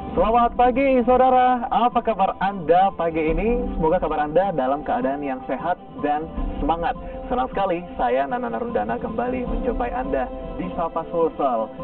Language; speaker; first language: Indonesian; native; Indonesian